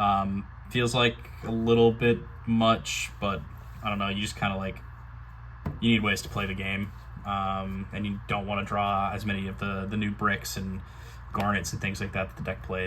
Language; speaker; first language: English; native; English